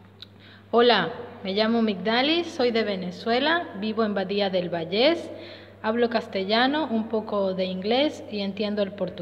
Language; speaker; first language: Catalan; non-native, learner; Spanish